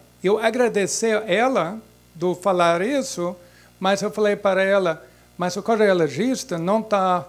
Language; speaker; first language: Portuguese; non-native, fluent; English